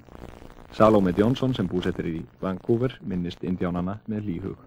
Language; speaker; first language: Icelandic; native; Icelandic